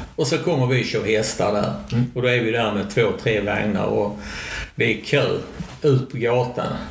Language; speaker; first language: Swedish; native; Swedish